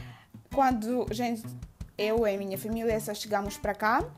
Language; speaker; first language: Portuguese; non-native, fluent; Udmurt